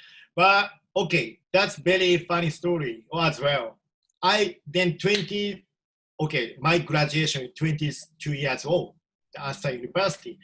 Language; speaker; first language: English; non-native, learner; Japanese